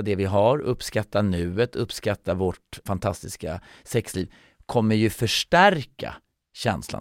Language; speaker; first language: Swedish; native; Swedish